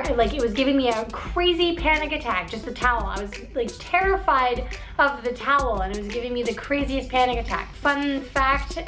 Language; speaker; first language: English; native; English